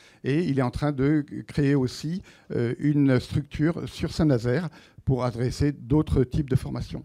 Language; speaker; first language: French; native; French